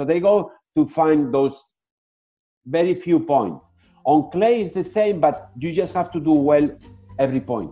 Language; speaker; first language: English; non-native, fluent; Spanish